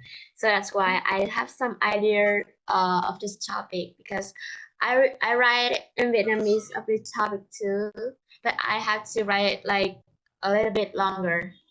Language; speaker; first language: English; non-native, learner; Vietnamese